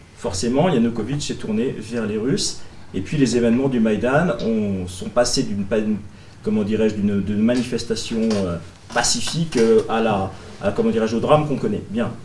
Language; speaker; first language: French; native; French